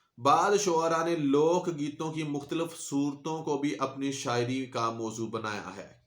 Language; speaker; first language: Urdu; non-native, local second language; Punjabi